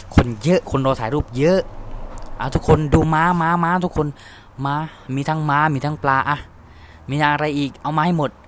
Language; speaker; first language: Thai; native; Thai